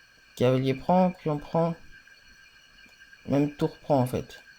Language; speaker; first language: French; native; French